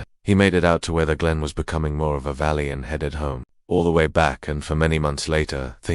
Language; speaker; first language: English; native; English